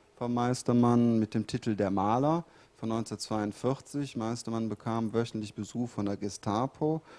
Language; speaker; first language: German; native; German